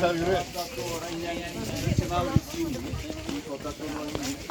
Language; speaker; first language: Indonesian; non-native, learner; Turkish